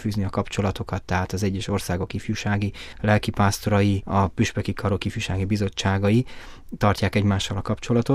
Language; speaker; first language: Hungarian; native; Hungarian